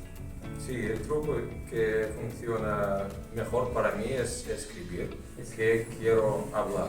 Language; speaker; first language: Spanish; non-native, learner; Russian